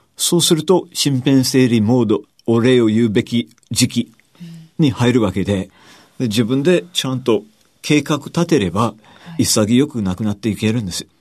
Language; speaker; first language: Japanese; non-native, fluent; English